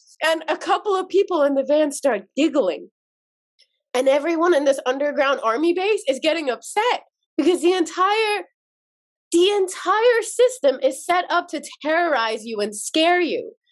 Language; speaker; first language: English; early bilingual, other home language; Azerbaijani